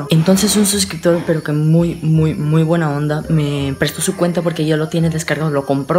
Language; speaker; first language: Spanish; native; Spanish